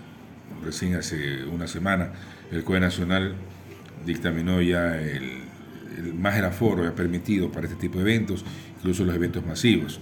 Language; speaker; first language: Spanish; native; Spanish